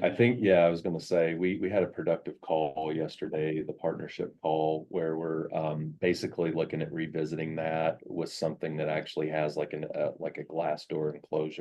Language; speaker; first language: English; native; English